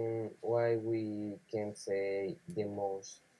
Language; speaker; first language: English; non-native, learner; Spanish